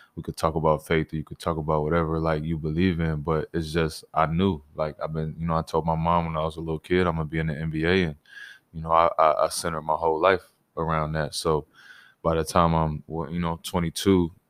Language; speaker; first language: English; native; English